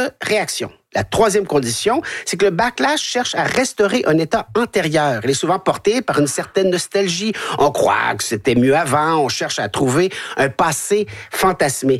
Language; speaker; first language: French; native; French